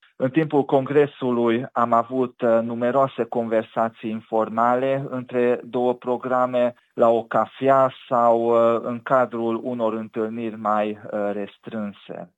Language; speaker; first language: Romanian; native; Romanian